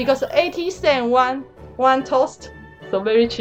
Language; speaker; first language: English; non-native, learner; Chinese